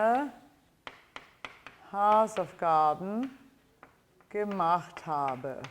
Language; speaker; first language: German; non-native, fluent; English